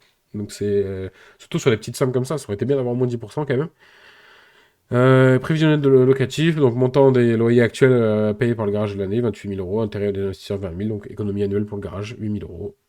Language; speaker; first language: French; native; French